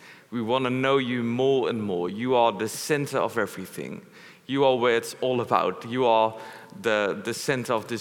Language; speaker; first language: English; non-native, fluent; Dutch